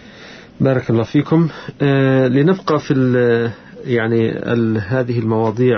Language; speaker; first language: Arabic; native; Arabic